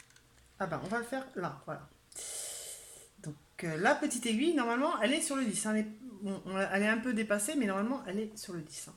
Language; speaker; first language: French; native; French